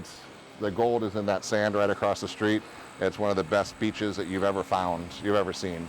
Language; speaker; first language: English; native; English